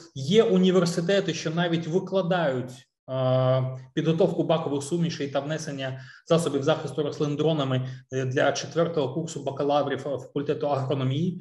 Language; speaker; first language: Ukrainian; non-native, local second language; Russian